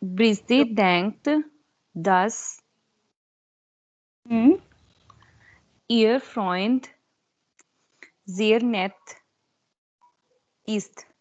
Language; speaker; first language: German; non-native, learner; Hindi